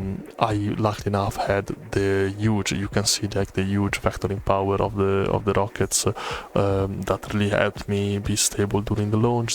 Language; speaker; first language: English; non-native, fluent; Italian